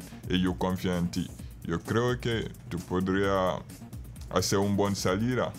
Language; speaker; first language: Spanish; non-native, fluent; Bambara